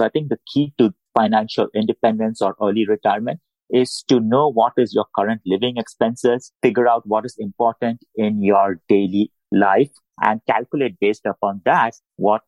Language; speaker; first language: English; non-native, local second language; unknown